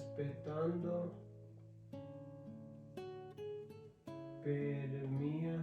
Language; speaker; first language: Italian; non-native, fluent; Hindi